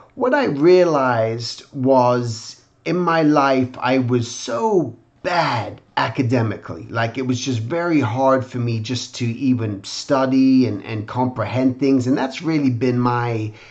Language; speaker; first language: English; native; English